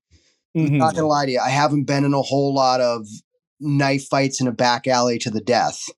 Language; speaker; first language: English; native; English